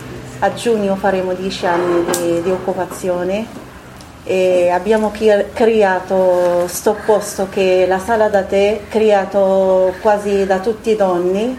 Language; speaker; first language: Italian; non-native, fluent; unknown